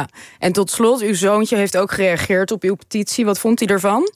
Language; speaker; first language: Dutch; native; Dutch